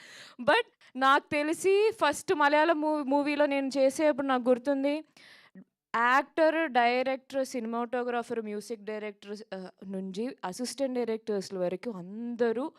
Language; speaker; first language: Telugu; non-native, local second language; Malayalam